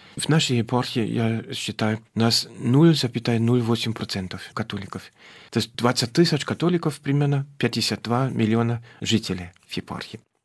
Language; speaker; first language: Russian; non-native, fluent; German